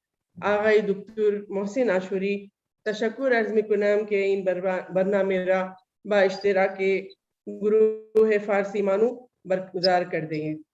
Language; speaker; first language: Persian; non-native, fluent; Urdu